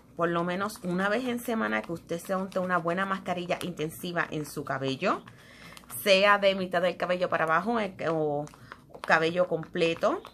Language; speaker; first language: Spanish; native; Spanish